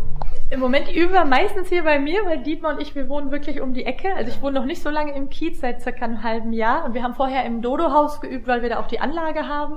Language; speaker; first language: German; native; German